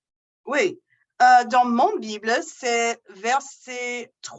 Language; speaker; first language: French; non-native, learner; English